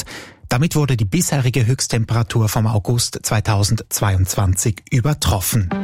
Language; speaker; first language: German; native; German